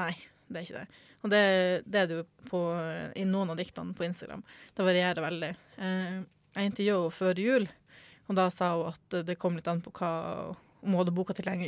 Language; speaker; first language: Norwegian; native; Norwegian